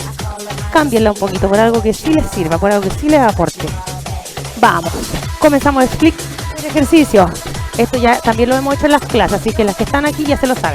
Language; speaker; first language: Spanish; native; Spanish